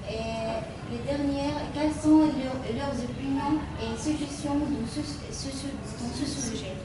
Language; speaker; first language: French; non-native, fluent; Arabic